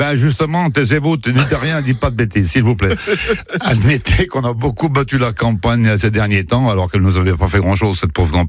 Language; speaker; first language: French; native; French